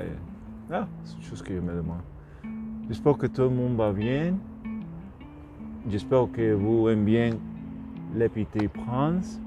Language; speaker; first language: French; non-native, learner; Spanish